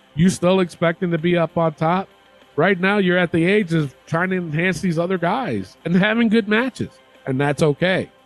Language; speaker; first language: English; native; English